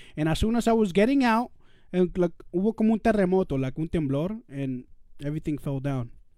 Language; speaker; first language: English; early bilingual, other home language; Spanish